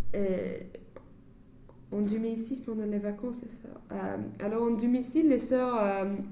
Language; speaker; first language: French; non-native, learner; English